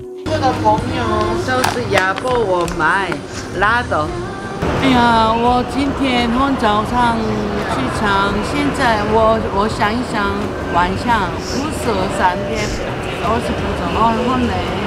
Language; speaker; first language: Chinese; non-native, learner; Korean